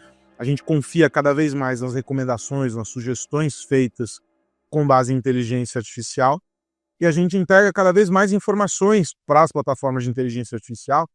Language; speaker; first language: Portuguese; native; Portuguese